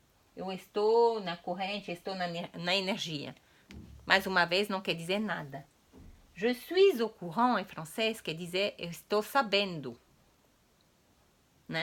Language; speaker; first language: Portuguese; non-native, fluent; French